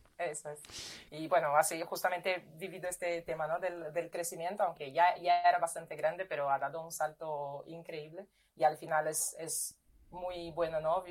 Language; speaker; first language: Spanish; non-native, fluent; Portuguese